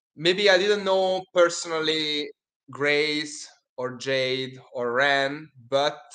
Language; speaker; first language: English; non-native, fluent; Italian